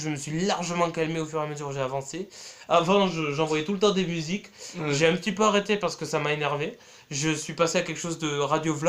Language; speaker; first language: French; native; French